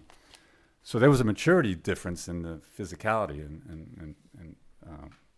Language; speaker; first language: English; native; English